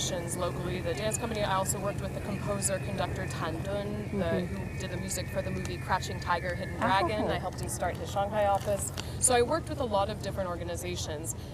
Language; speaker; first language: English; native; English